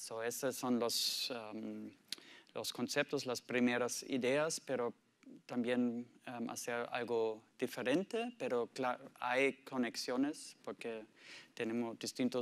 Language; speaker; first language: Spanish; non-native, learner; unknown